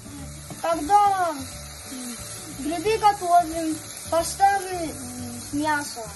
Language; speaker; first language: Russian; non-native, learner; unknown